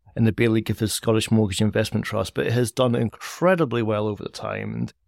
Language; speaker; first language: English; native; English